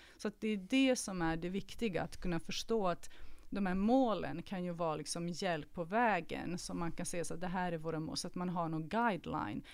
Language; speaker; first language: Swedish; early bilingual, other home language; Serbian